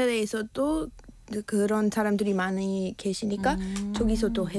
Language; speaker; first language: Korean; non-native, learner; English